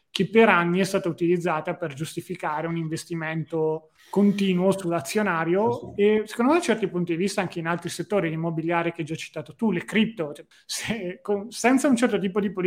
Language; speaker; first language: Italian; native; Italian